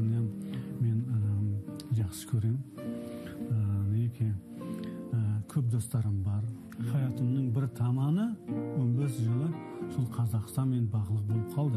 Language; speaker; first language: Kazakh; non-native, learner; Tajik